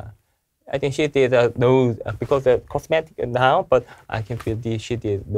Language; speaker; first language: English; non-native, learner; Korean